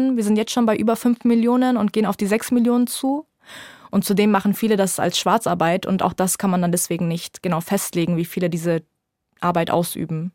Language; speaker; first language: German; native; German